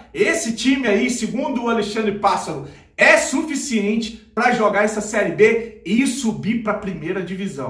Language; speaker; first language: Portuguese; native; Portuguese